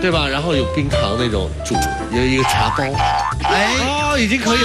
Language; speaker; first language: Chinese; native; Chinese